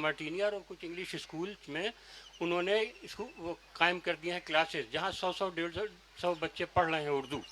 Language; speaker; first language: Urdu; native; Urdu